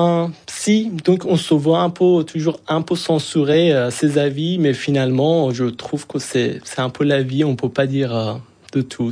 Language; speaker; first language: French; non-native, fluent; Persian